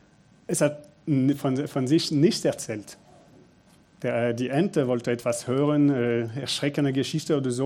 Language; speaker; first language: German; non-native, fluent; French